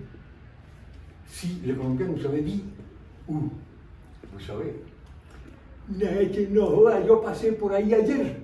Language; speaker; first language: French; non-native, fluent; Spanish